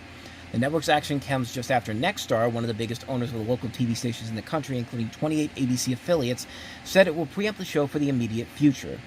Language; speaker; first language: English; native; English